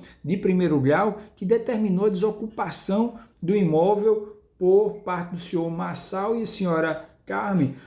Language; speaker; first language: Portuguese; native; Portuguese